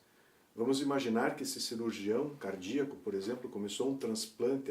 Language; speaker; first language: Portuguese; native; Portuguese